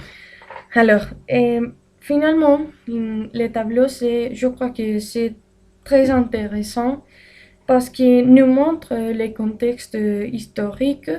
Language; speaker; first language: French; non-native, learner; Spanish